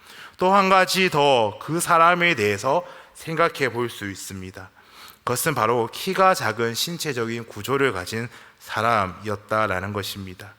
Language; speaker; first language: Korean; native; Korean